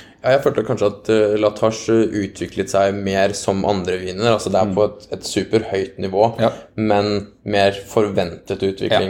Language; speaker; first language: Norwegian; native; Norwegian